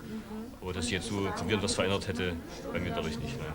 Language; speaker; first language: German; native; German